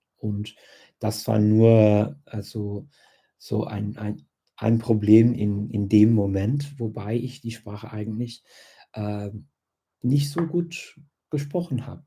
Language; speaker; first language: German; non-native, fluent; English